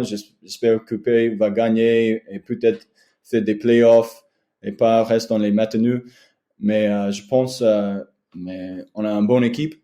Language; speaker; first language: French; non-native, learner; English